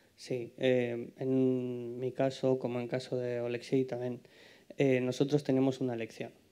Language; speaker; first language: Spanish; non-native, fluent; Ukrainian